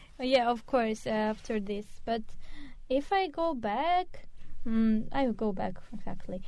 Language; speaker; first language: English; non-native, fluent; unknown